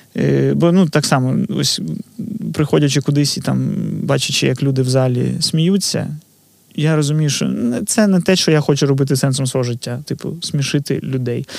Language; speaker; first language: Ukrainian; non-native, local second language; Russian